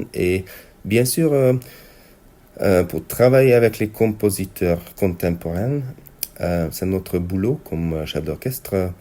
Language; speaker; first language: French; non-native, fluent; Hungarian